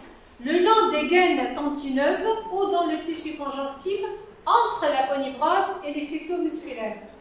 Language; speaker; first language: French; non-native, local second language; Arabic